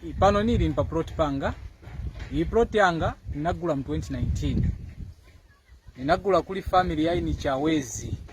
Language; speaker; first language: Nyanja; non-native, local second language; Tumbuka